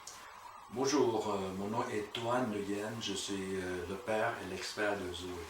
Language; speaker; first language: French; non-native, fluent; Vietnamese